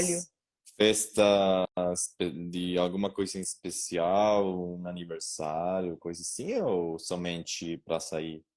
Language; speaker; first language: Portuguese; non-native, learner; Spanish